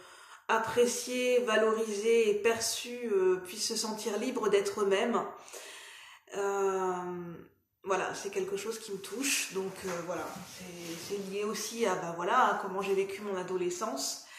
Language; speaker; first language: French; native; French